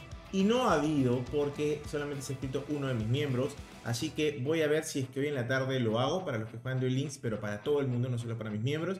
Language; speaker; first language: Spanish; native; Spanish